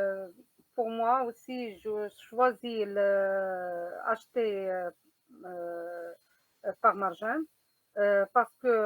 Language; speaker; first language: French; non-native, learner; Arabic